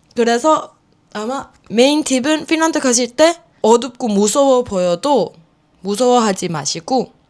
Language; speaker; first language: Korean; non-native, fluent; Finnish